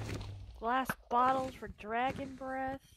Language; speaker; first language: English; native; English